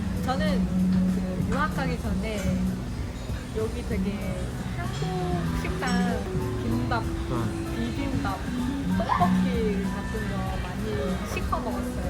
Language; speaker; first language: Korean; non-native, fluent; Vietnamese